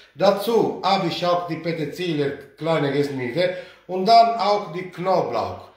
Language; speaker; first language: German; non-native, learner; Italian